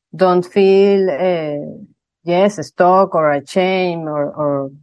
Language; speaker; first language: English; non-native, fluent; Spanish